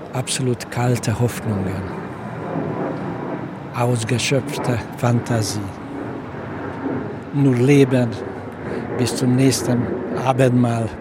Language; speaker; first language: German; non-native, fluent; Hungarian